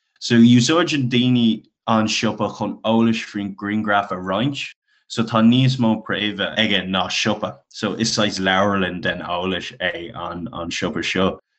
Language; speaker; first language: Irish; non-native, local second language; English